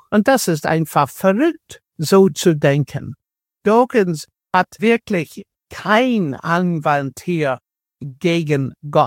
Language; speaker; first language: German; non-native, fluent; English